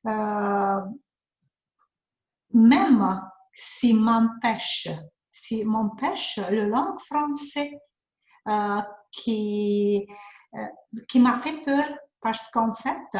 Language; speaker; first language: French; non-native, learner; Hungarian